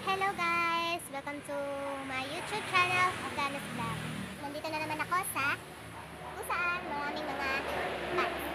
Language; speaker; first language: Filipino; non-native, local second language; Cebuano